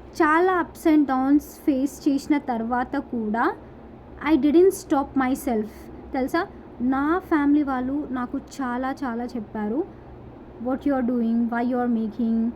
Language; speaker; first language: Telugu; non-native, local second language; Urdu